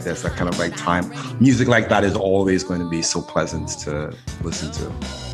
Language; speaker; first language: English; native; English